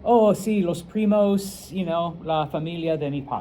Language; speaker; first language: Spanish; non-native, fluent; English